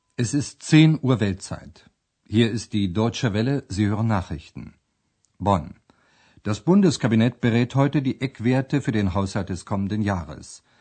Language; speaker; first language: German; native; German